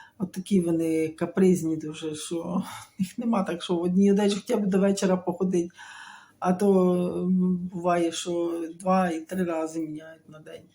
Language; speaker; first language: Ukrainian; native; Ukrainian